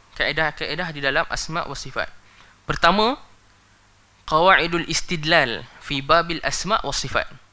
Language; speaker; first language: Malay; native; Malay